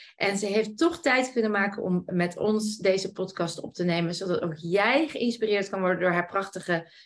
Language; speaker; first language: Dutch; native; Dutch